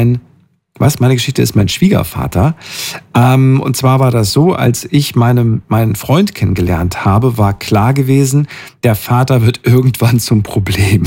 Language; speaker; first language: German; native; German